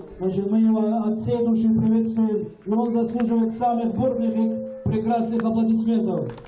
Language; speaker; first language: Russian; non-native, local second language; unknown